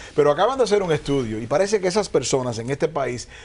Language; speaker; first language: Spanish; early bilingual, heritage; Spanish